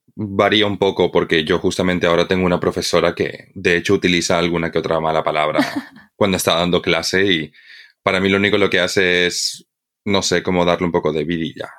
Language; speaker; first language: Spanish; native; Spanish